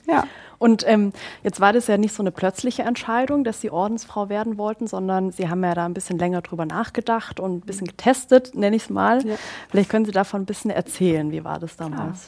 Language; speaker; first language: German; native; German